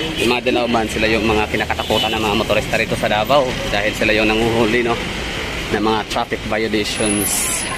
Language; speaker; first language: Filipino; non-native, local second language; Cebuano